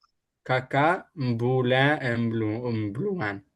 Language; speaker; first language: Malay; non-native, learner; Arabic